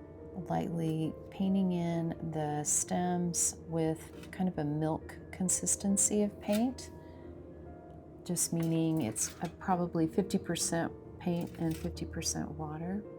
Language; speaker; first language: English; native; English